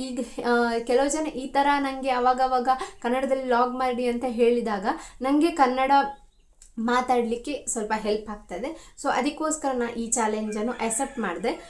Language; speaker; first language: Kannada; non-native, local second language; Tulu